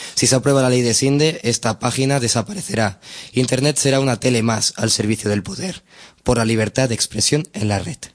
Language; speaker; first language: Spanish; non-native, local second language; Catalan